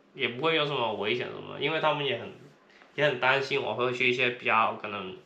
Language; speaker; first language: Chinese; non-native, local second language; Cantonese